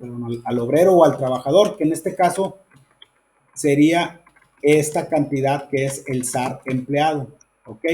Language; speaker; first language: Spanish; native; Spanish